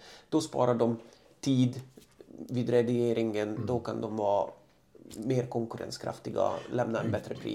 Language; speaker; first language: Swedish; non-native, fluent; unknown